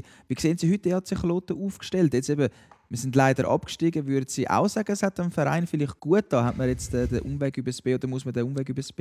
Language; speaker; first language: German; native; German